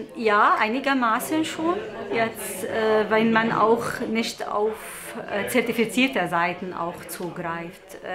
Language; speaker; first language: German; non-native, fluent; Arabic